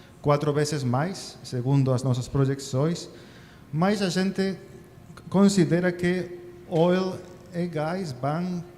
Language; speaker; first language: Portuguese; non-native, fluent; Spanish